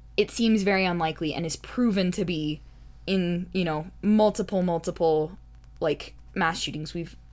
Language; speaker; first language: English; native; English